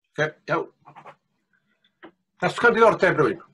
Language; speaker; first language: Welsh; native; Welsh